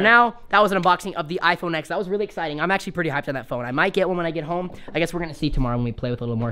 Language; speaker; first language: English; native; English